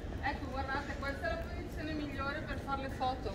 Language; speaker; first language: Italian; native; Italian